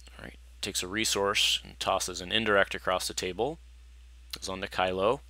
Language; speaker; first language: English; native; English